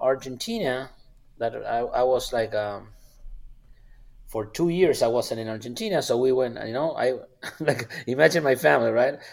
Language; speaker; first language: English; non-native, fluent; Spanish